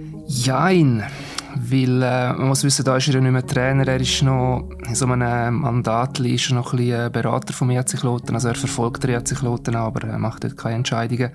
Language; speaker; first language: German; native; German